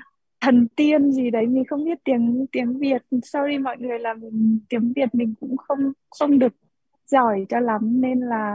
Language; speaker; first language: Vietnamese; early bilingual, heritage; Vietnamese